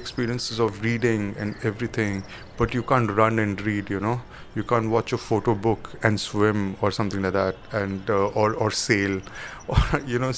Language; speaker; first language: English; non-native, local second language; Hindi